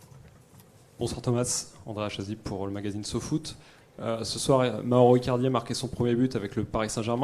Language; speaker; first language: French; native; French